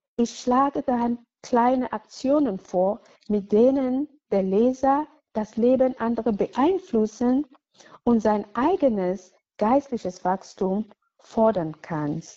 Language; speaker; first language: German; non-native, fluent; English